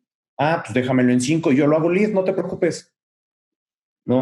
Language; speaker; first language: Spanish; native; Spanish